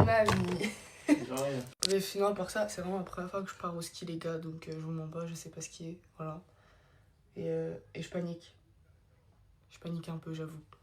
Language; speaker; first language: French; native; French